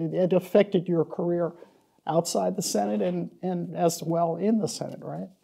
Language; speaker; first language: English; native; English